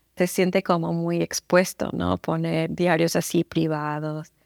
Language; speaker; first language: Spanish; non-native, fluent; English